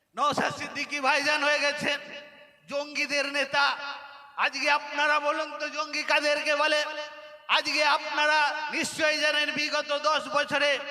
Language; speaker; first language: Bangla; non-native, local second language; Santali